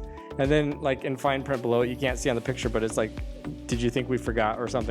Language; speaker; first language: English; native; English